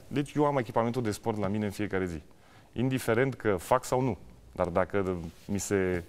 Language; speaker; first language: Romanian; early bilingual, heritage; Romanian